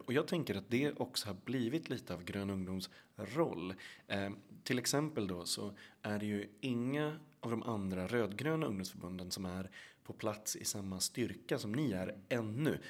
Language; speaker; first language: Swedish; native; Swedish